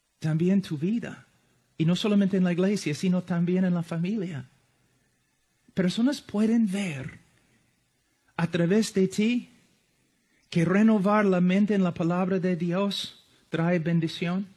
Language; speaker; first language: Spanish; non-native, fluent; English